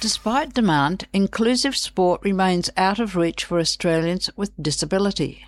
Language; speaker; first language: English; native; English